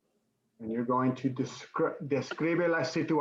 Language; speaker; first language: Spanish; non-native, fluent; English